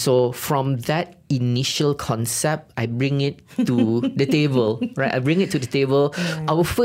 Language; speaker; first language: English; non-native, local second language; Malay